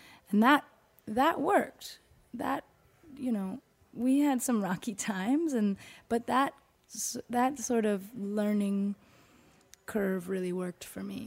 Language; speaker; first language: English; native; English